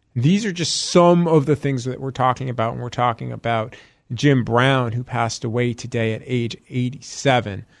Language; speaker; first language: English; native; English